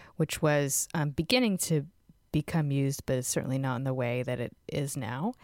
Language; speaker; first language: English; native; English